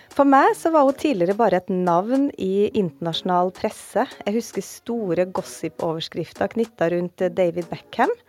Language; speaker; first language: Norwegian; native; Norwegian